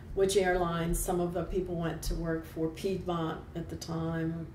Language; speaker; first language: English; native; English